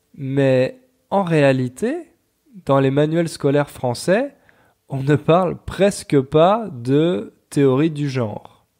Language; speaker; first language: French; native; French